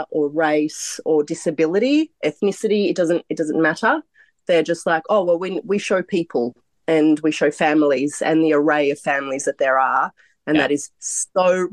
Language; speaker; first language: English; non-native, local second language; Croatian